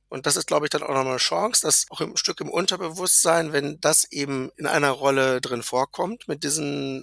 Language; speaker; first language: German; native; German